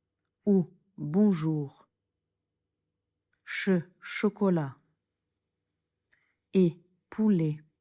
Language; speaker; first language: French; non-native, fluent; Serbian